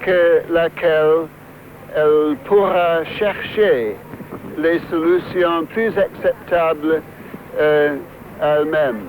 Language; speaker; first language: French; non-native, fluent; English